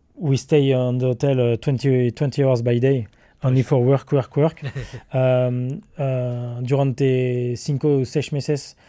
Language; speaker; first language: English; non-native, learner; French